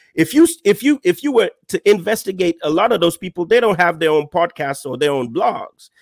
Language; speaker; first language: English; non-native, local second language; Yoruba